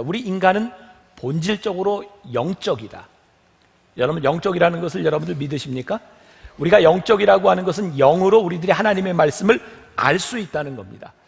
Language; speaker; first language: Korean; native; Korean